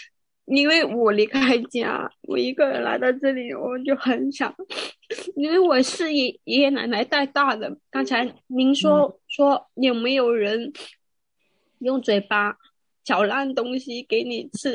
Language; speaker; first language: Chinese; non-native, local second language; Cantonese